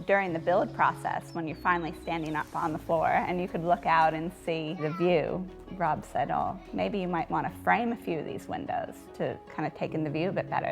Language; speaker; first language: English; native; English